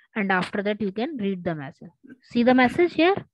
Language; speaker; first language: English; non-native, local second language; Hindi